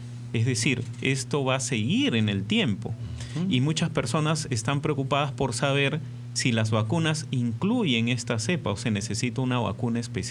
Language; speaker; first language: Spanish; native; Spanish